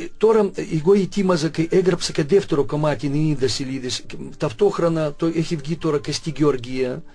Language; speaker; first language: Greek; non-native, fluent; Russian